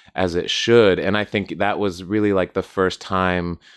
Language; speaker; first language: English; native; English